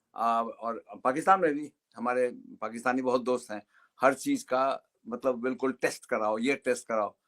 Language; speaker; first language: Hindi; native; Hindi